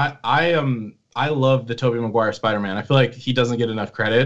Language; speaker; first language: English; native; English